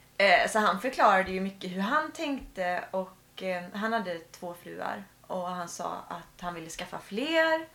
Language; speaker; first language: Swedish; native; Swedish